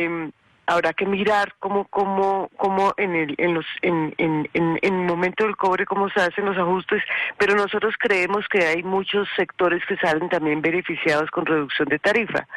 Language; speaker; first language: Spanish; native; Spanish